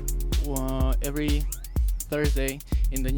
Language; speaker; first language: English; non-native, learner; Slovak